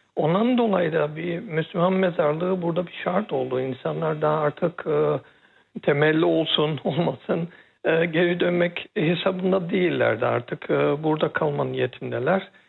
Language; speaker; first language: Turkish; early bilingual, heritage; Turkish